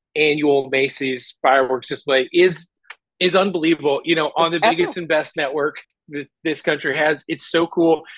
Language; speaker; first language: English; native; English